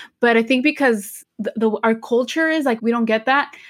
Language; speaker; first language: English; early bilingual, other home language; Spanish